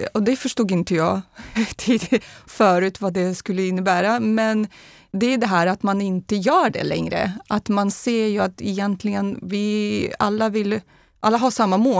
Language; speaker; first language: Swedish; non-native, fluent; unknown